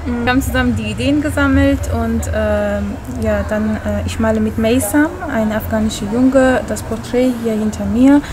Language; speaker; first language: German; early bilingual, other home language; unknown